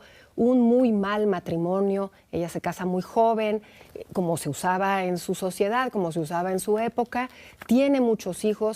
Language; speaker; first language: Spanish; native; Spanish